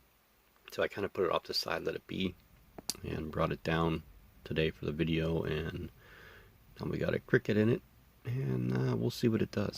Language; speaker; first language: English; native; English